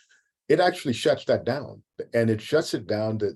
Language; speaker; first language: English; native; English